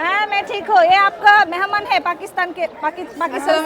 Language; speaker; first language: Hindi; non-native, learner; Bangla